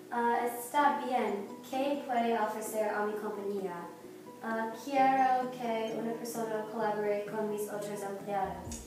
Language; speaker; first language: Spanish; non-native, learner; English